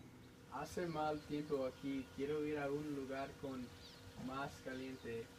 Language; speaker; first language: Spanish; non-native, learner; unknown